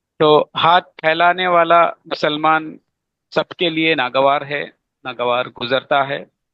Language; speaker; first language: Urdu; native; Urdu